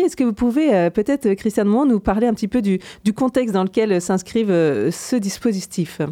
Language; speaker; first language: French; native; French